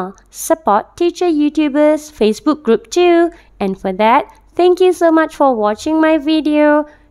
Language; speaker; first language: English; non-native, local second language; Malay